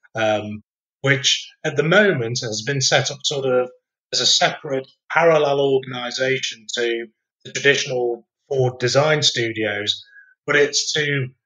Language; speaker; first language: English; native; English